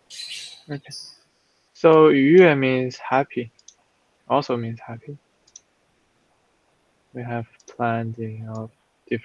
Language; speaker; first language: English; non-native, fluent; Chinese